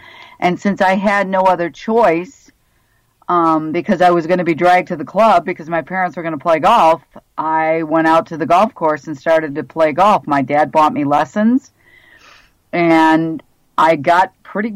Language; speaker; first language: English; native; English